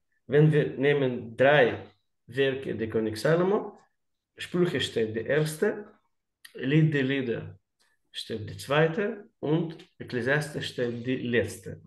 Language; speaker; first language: German; non-native, learner; Russian